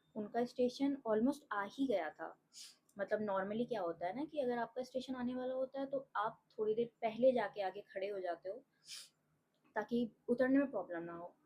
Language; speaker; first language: Hindi; native; Hindi